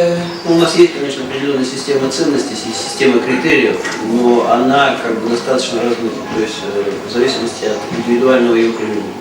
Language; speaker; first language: Russian; native; Russian